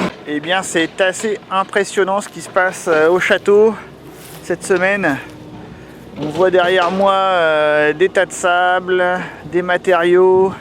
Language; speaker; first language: French; native; French